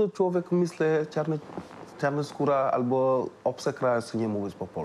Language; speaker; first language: Polish; non-native, learner; Wolof